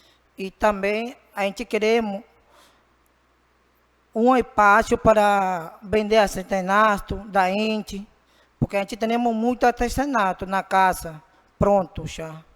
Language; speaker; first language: Portuguese; non-native, learner; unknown